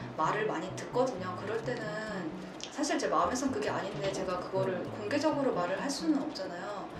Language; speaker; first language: Korean; native; Korean